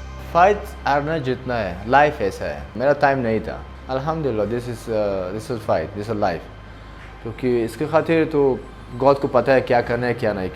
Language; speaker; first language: Hindi; non-native, learner; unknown